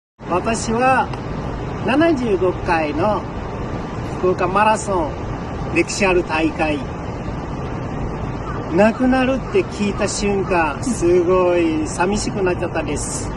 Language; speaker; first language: Japanese; non-native, learner; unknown